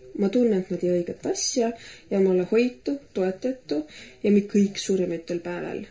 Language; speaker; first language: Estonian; native; Estonian